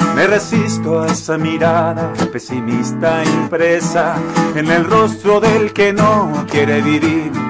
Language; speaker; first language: Spanish; native; Spanish